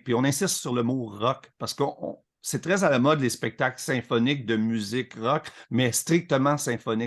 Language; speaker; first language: French; native; French